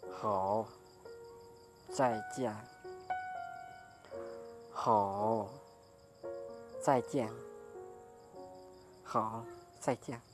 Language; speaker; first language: Chinese; non-native, fluent; Hmong